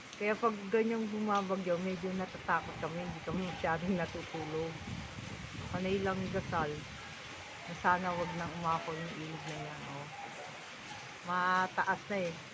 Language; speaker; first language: Filipino; native; Filipino